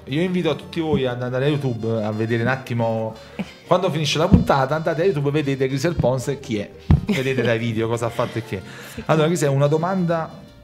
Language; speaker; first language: Italian; native; Italian